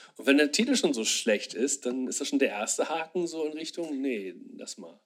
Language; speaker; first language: German; native; German